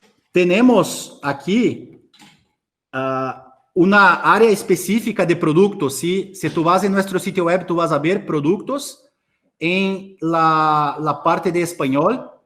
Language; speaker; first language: Spanish; non-native, fluent; Portuguese